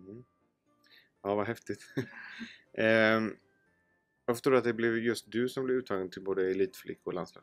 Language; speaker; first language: Swedish; native; Swedish